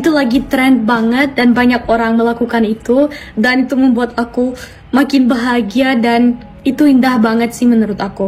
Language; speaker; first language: Indonesian; non-native, fluent; German